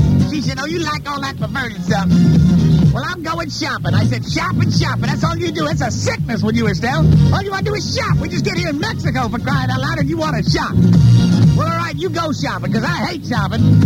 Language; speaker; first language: English; native; English